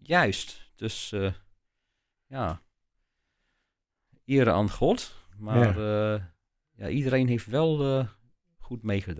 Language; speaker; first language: Dutch; non-native, fluent; English